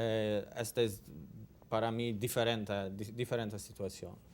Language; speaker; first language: Spanish; non-native, learner; Polish